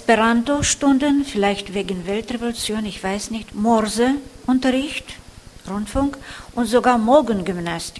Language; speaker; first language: German; non-native, fluent; Russian